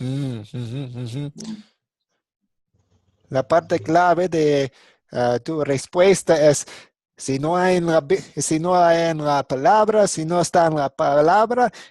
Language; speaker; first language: Spanish; non-native, fluent; English